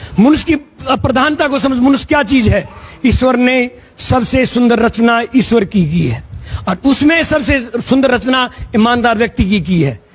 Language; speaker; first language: Hindi; native; Hindi